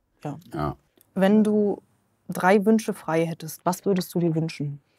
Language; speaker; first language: German; native; German